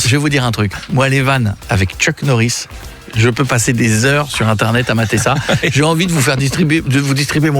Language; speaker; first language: French; native; French